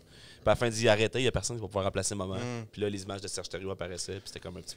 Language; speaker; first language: French; native; French